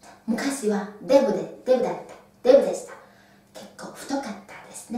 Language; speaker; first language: Japanese; non-native, fluent; Chinese